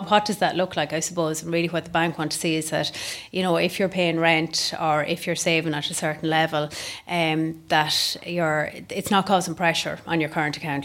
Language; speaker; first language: English; native; English